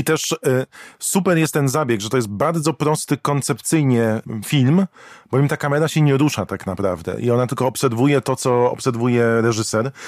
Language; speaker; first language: Polish; native; Polish